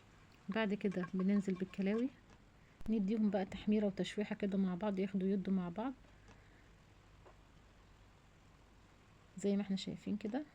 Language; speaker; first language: Arabic; native; Arabic